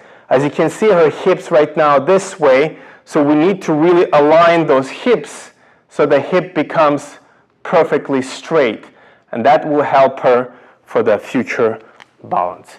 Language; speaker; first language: English; non-native, fluent; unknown